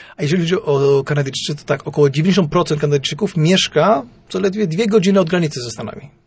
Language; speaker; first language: Polish; early bilingual, heritage; Polish